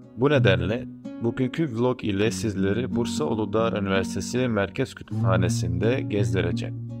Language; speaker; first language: Turkish; non-native, fluent; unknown